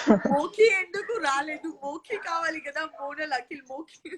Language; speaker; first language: Telugu; non-native, local second language; Gujarati